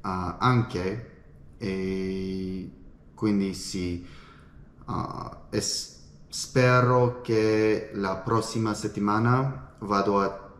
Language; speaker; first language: Italian; non-native, learner; English